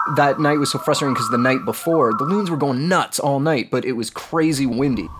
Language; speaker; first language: English; native; English